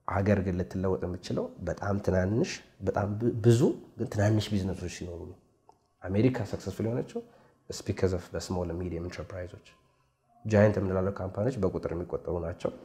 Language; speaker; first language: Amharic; native; Amharic